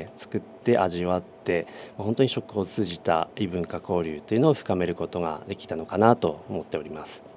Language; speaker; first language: Japanese; native; Japanese